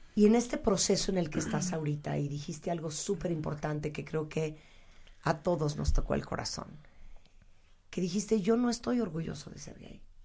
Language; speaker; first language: Spanish; native; Spanish